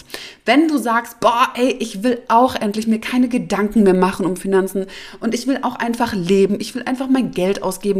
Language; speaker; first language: German; native; German